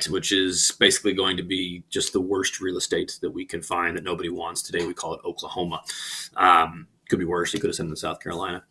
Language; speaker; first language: English; native; English